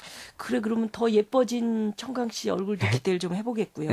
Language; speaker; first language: Korean; native; Korean